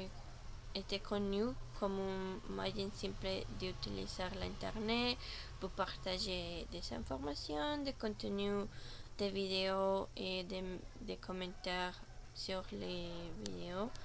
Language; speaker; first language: French; non-native, learner; Spanish